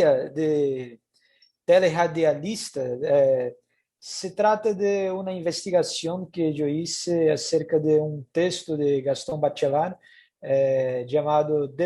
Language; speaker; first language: Spanish; non-native, fluent; Portuguese